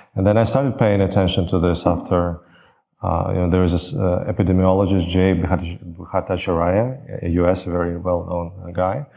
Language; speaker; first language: English; non-native, fluent; Latvian